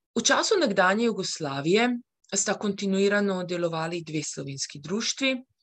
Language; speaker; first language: Slovenian; early bilingual, heritage; Slovenian